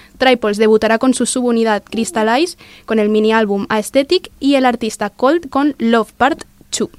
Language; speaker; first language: Spanish; native; Spanish